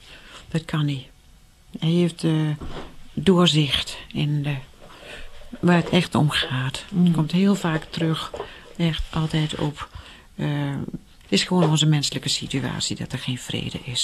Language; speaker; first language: Dutch; native; Dutch